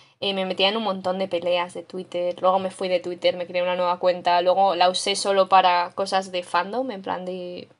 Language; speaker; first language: Spanish; native; Spanish